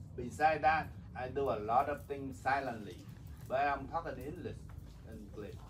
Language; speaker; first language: English; non-native, learner; Vietnamese